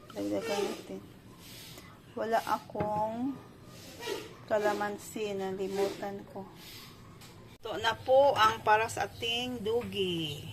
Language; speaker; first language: Filipino; non-native, local second language; Cebuano